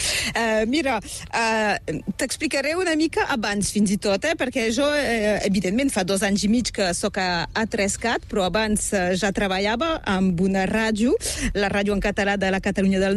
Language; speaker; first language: Catalan; native; Catalan